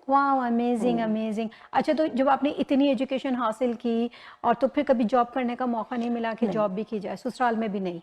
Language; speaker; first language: Urdu; native; Urdu